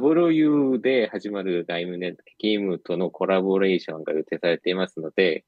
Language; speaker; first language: Japanese; non-native, fluent; Korean